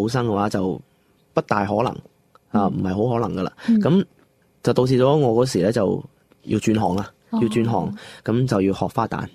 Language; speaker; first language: Cantonese; non-native, local second language; Chinese